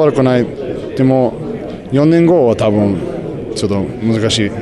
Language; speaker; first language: Japanese; non-native, fluent; English